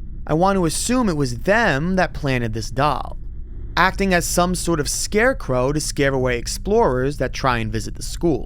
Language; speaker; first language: English; native; English